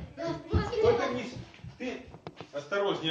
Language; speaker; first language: Russian; native; Russian